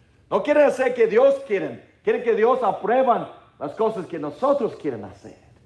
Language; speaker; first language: Spanish; non-native, learner; English